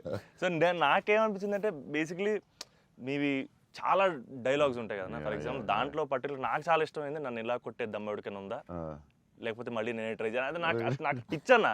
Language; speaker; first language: Telugu; native; Telugu